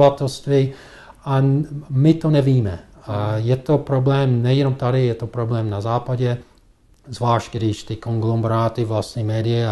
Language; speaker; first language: Czech; non-native, fluent; English